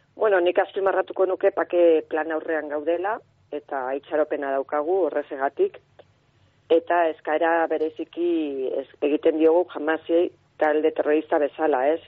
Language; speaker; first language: Basque; non-native, local second language; Spanish